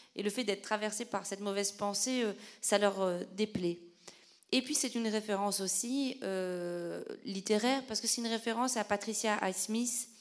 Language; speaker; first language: French; native; French